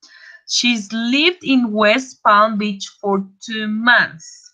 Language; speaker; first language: English; non-native, fluent; Spanish